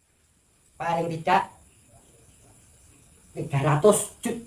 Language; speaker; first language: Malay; non-native, local second language; Javanese